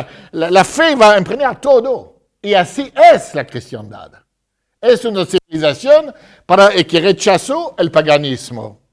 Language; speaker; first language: Spanish; non-native, fluent; French